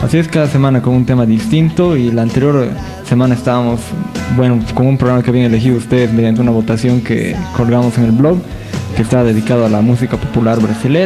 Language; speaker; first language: Spanish; native; Spanish